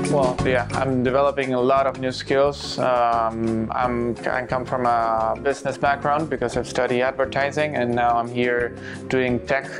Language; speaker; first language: English; non-native, fluent; Spanish